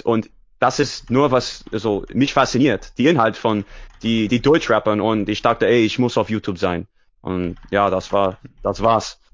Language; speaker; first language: German; non-native, learner; English